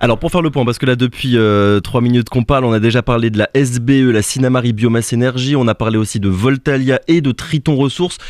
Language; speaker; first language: French; native; French